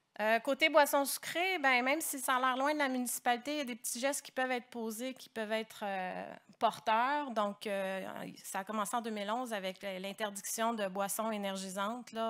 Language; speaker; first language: French; native; French